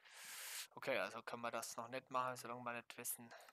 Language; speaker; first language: German; native; German